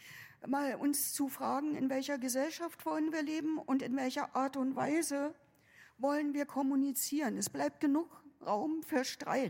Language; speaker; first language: German; native; German